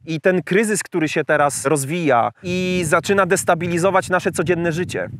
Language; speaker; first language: Polish; native; Polish